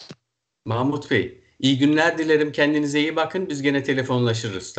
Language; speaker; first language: Turkish; native; Turkish